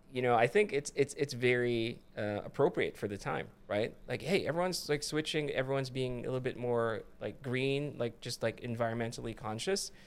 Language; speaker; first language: English; non-native, local second language; Filipino